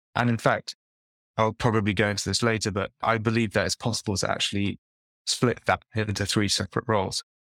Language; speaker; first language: English; native; English